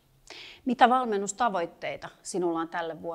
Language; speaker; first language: Finnish; native; Finnish